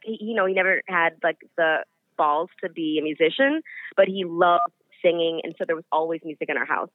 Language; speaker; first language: English; native; English